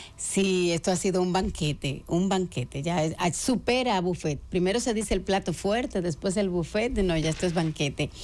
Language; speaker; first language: Spanish; native; Spanish